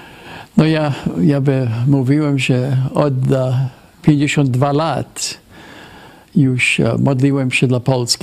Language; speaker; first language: Polish; non-native, fluent; English